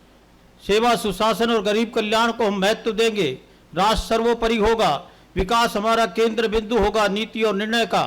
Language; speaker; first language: Hindi; native; Hindi